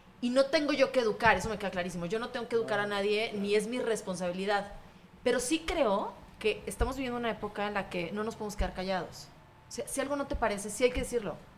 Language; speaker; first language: Spanish; native; Spanish